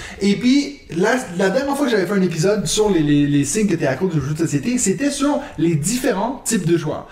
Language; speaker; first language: French; non-native, local second language; German